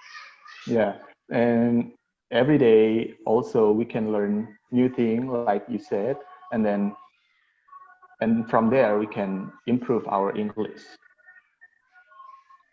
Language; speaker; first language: English; non-native, local second language; Indonesian